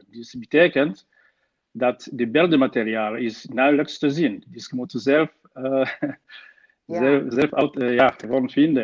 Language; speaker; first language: Dutch; non-native, fluent; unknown